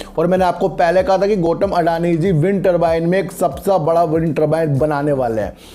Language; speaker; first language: Hindi; native; Hindi